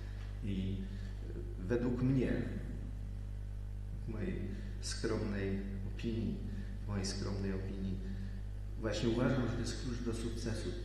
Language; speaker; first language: Polish; native; Polish